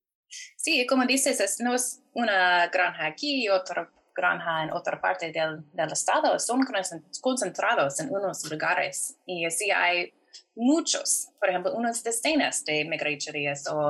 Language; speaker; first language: Spanish; non-native, fluent; English